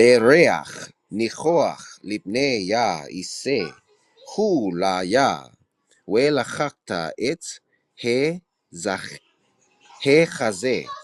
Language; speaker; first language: Hebrew; non-native, learner; English